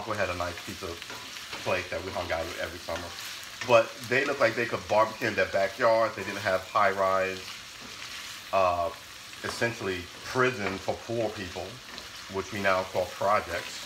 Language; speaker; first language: English; native; English